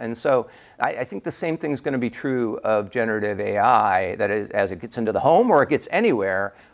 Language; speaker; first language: English; native; English